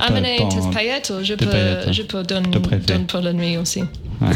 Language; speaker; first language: French; non-native, learner; English